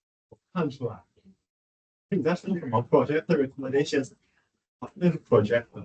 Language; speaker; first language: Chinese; native; Chinese